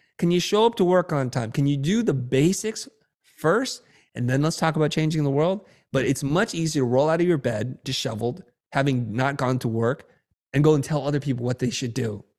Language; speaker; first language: English; early bilingual, other home language; Vietnamese